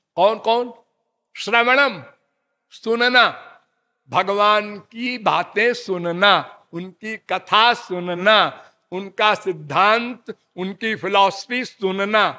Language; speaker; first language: Hindi; native; Hindi